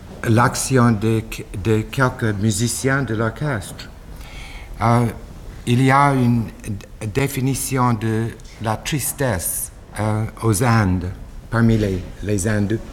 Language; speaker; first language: French; non-native, fluent; English